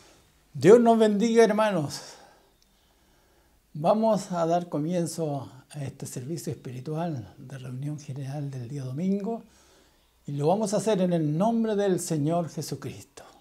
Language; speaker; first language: Spanish; native; Spanish